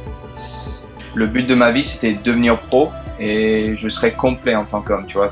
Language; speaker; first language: French; early bilingual, heritage; French